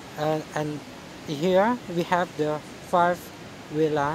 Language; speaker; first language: English; non-native, learner; Thai